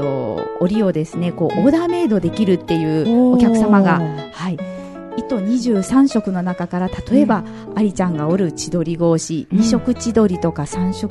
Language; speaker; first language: Japanese; native; Japanese